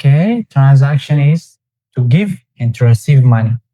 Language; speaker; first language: English; non-native, fluent; Tigrinya